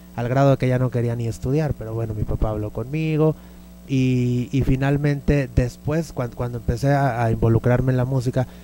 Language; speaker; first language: Spanish; native; Spanish